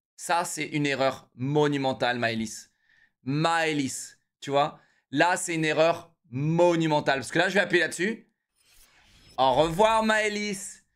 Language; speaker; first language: French; native; French